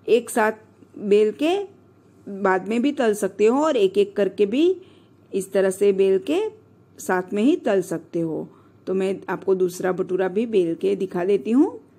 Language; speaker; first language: Hindi; non-native, local second language; Gujarati